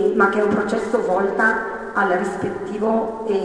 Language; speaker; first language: Italian; native; Italian